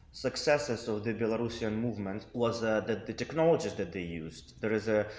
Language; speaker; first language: English; non-native, fluent; Russian